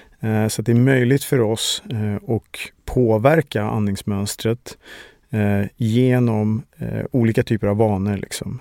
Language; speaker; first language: Swedish; native; Swedish